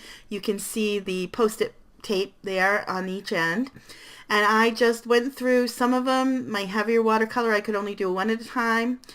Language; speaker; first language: English; native; English